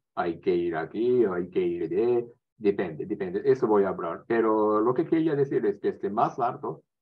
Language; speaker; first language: Spanish; non-native, learner; Japanese